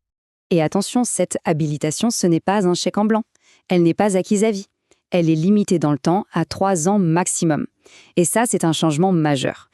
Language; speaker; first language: French; native; French